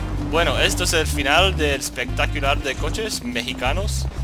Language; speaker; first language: Spanish; non-native, learner; English